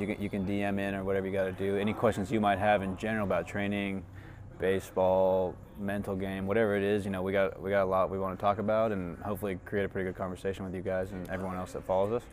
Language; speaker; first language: English; native; English